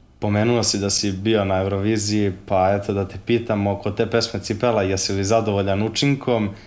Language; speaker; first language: Serbian; native; Serbian